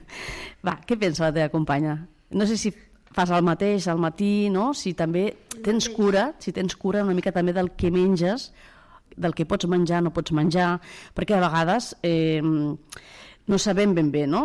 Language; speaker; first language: Catalan; native; Catalan